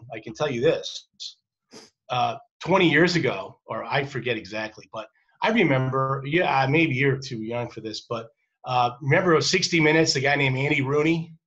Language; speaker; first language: English; native; English